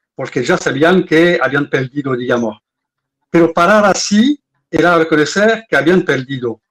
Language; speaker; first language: Spanish; non-native, fluent; Arabic